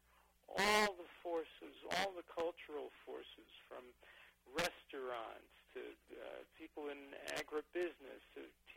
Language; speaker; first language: English; native; English